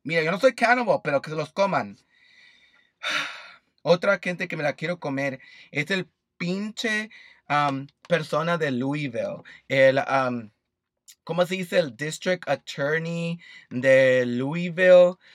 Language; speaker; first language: Spanish; early bilingual, heritage; Spanish